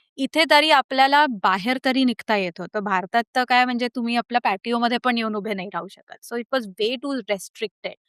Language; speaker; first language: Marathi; early bilingual, heritage; Marathi